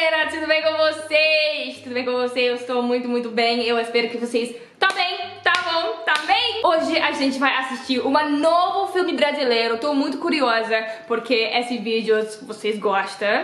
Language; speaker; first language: Portuguese; non-native, learner; Dutch